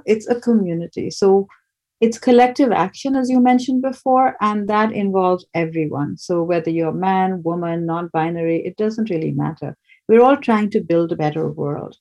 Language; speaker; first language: English; non-native, local second language; Bangla